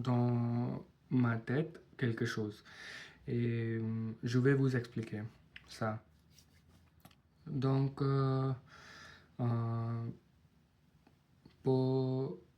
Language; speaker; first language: French; non-native, learner; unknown